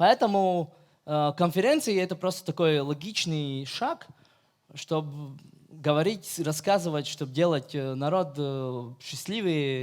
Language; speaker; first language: Russian; non-native, fluent; Latvian